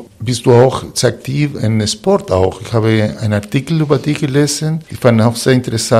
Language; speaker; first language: German; non-native, fluent; Spanish